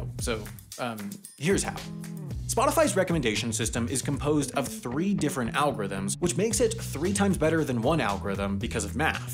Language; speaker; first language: English; native; English